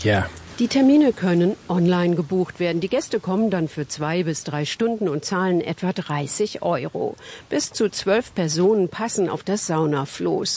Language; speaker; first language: German; native; German